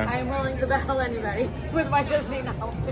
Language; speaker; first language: English; native; English